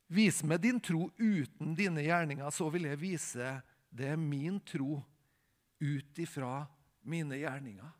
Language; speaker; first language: Norwegian; native; Norwegian